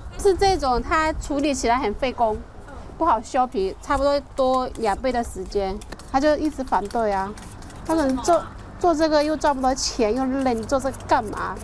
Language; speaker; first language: Chinese; native; Chinese